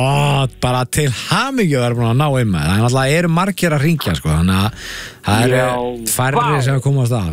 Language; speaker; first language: Icelandic; native; Icelandic